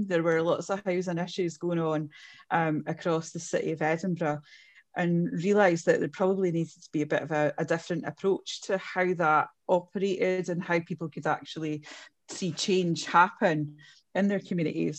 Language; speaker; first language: English; native; English